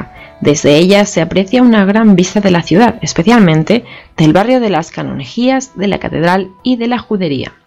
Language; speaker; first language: Spanish; native; Spanish